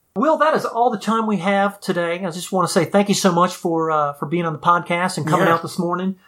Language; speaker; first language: English; native; English